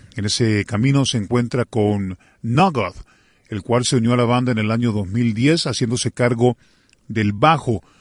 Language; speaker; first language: Spanish; native; Spanish